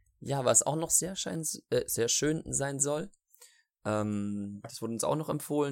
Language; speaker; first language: German; native; German